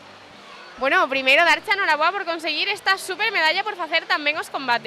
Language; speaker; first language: Galician; native; Galician